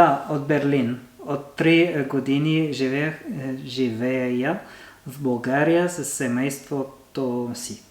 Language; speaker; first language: Bulgarian; non-native, learner; French